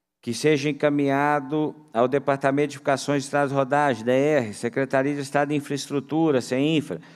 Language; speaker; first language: Portuguese; native; Portuguese